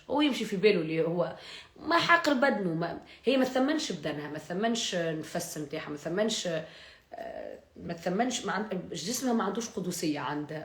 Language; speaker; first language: Arabic; native; Arabic